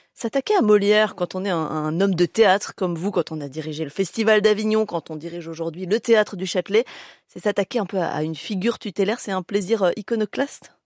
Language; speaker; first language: French; native; French